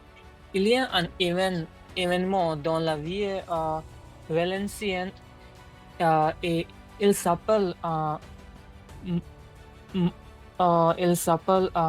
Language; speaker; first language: French; non-native, learner; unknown